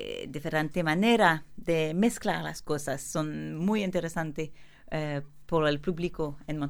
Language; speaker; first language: Spanish; non-native, learner; French